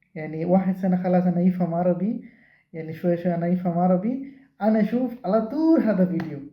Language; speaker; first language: Arabic; non-native, learner; Bangla